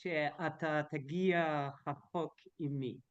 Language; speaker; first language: Hebrew; non-native, learner; French